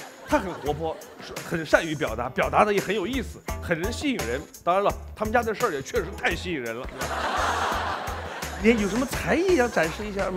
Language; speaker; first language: Chinese; native; Chinese